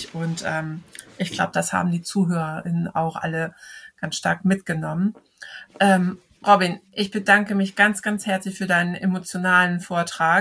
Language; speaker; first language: German; native; German